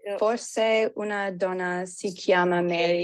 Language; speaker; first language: Italian; non-native, learner; English